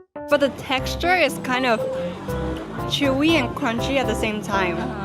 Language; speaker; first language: English; native; English